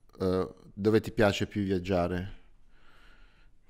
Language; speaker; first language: Italian; non-native, learner; Portuguese